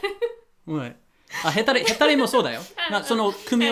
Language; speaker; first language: Japanese; non-native, fluent; English